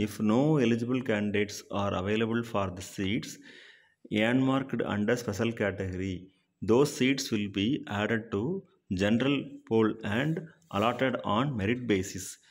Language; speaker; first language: English; non-native, local second language; Tamil